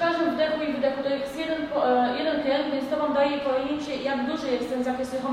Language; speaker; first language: Polish; native; Polish